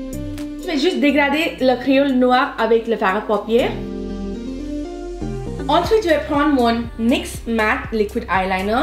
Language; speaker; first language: French; non-native, fluent; Hindi